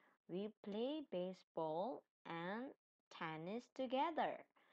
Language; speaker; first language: English; non-native, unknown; Indonesian